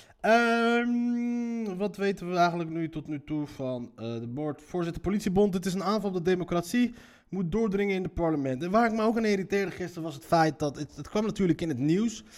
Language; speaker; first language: Dutch; early bilingual, other home language; Riffian